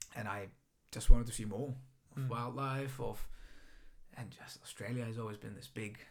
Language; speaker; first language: English; non-native, fluent; Greek